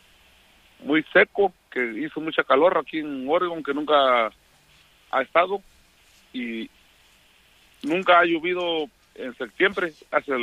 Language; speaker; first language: Spanish; non-native, local second language; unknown